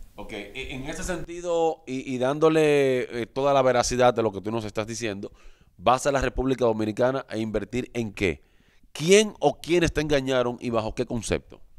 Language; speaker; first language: Spanish; native; Spanish